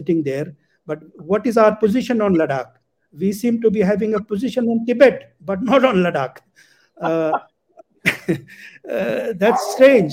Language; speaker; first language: English; non-native, local second language; Ladakhi